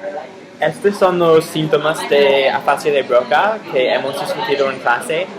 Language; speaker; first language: Spanish; non-native, fluent; English